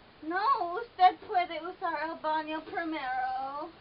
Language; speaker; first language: Spanish; non-native, learner; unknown